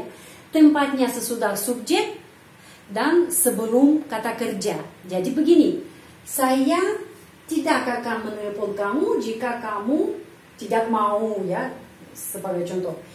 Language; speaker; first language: Indonesian; non-native, fluent; Russian